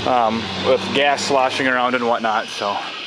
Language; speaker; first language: English; native; English